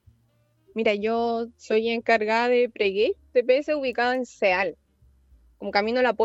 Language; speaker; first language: Spanish; native; Spanish